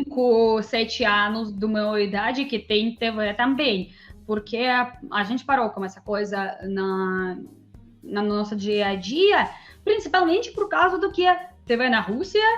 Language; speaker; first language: Portuguese; non-native, fluent; Russian